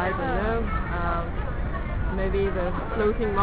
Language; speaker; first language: English; non-native, fluent; French